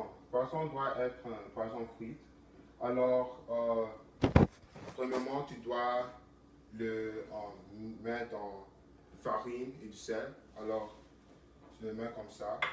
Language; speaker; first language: French; non-native, learner; English